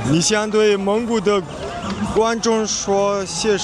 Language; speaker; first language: Chinese; non-native, fluent; Mongolian